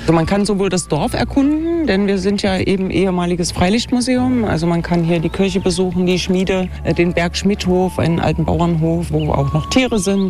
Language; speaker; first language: German; native; German